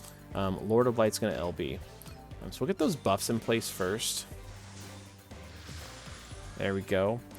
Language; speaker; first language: English; native; English